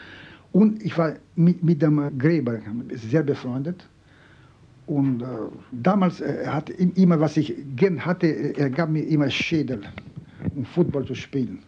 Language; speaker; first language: German; non-native, fluent; French